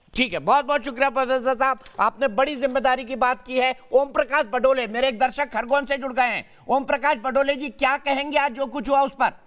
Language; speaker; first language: Hindi; native; Hindi